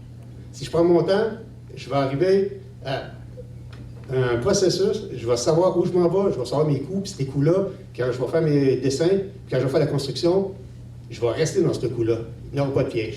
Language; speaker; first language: French; native; French